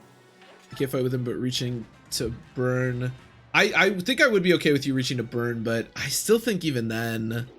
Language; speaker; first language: English; native; English